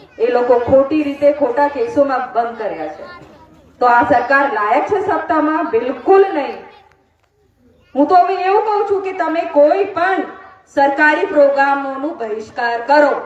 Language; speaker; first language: Gujarati; non-native, local second language; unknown